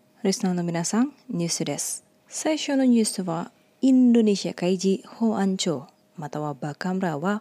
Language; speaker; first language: Japanese; non-native, fluent; Indonesian